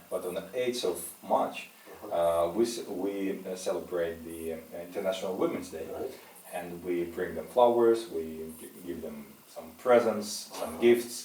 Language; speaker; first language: English; non-native, fluent; Russian